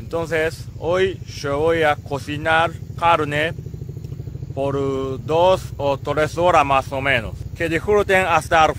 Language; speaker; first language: Spanish; non-native, learner; Japanese